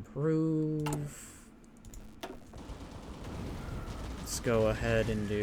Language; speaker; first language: English; native; English